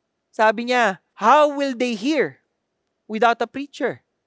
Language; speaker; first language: English; non-native, local second language; Filipino